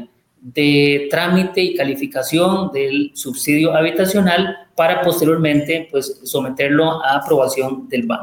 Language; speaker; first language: Spanish; native; Spanish